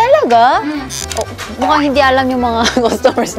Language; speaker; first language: Filipino; non-native, fluent; Korean